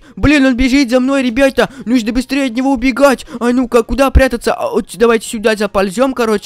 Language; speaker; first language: Russian; native; Russian